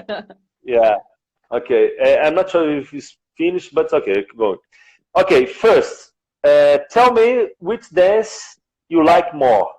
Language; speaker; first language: English; non-native, learner; Portuguese